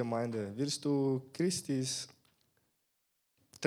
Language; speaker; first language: German; non-native, fluent; Bulgarian